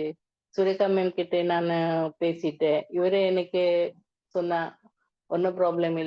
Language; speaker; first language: Tamil; non-native, learner; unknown